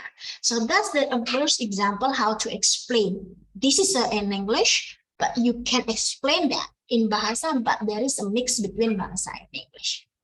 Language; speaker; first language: English; non-native, fluent; Indonesian